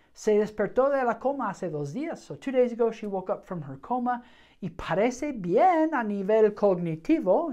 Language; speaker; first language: Spanish; non-native, fluent; English